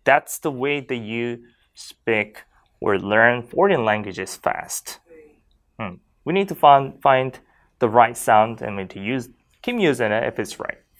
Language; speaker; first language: English; non-native, fluent; Korean